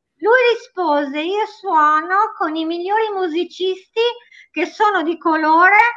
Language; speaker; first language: Italian; native; Italian